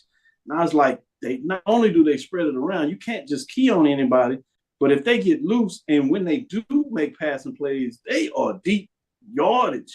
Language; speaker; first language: English; native; English